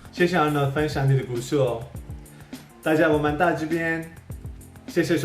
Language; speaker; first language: Chinese; non-native, fluent; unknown